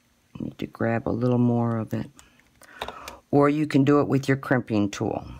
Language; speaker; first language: English; native; English